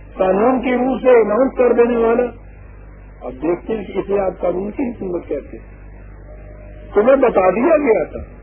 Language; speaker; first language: Urdu; non-native, local second language; Punjabi